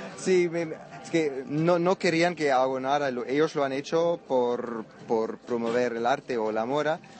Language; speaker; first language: Spanish; non-native, fluent; Afrikaans